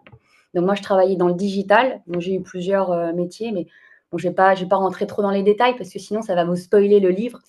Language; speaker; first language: French; native; French